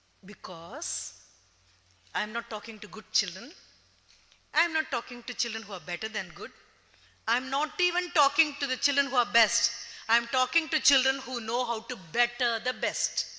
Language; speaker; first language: English; non-native, local second language; Tamil